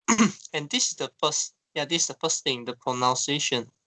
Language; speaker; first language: English; non-native, local second language; Chinese